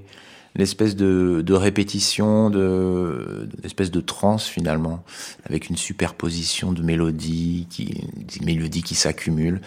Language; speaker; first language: French; native; French